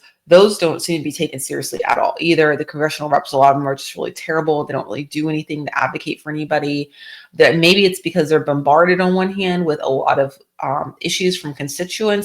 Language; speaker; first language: English; native; English